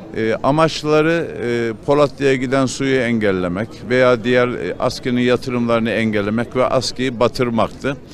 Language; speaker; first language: Turkish; native; Turkish